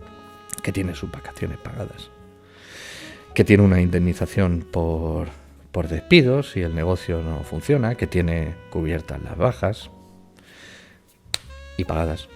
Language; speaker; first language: Spanish; native; Spanish